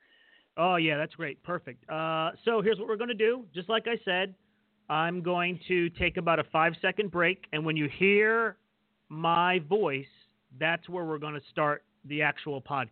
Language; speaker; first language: English; native; English